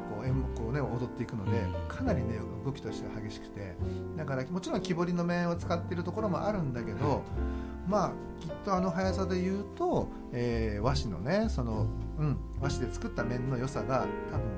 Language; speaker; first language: Japanese; native; Japanese